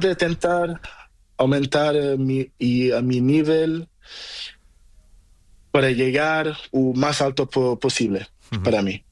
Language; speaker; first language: Spanish; non-native, learner; Portuguese